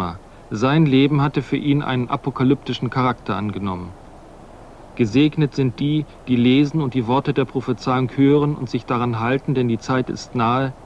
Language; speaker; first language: German; native; German